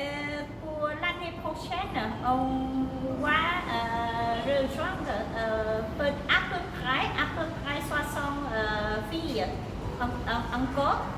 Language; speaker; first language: French; non-native, learner; Khmer